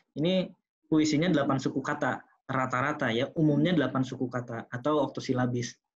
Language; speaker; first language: Indonesian; non-native, local second language; Sundanese